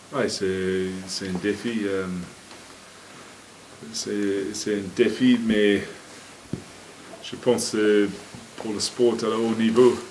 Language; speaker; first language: French; non-native, fluent; English